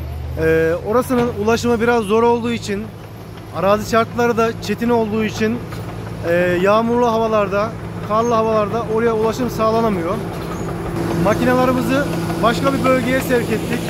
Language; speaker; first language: Turkish; native; Turkish